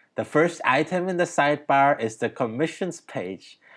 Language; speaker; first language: English; early bilingual, other home language; Thai